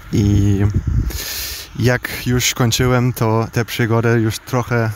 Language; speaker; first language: Polish; early bilingual, heritage; Polish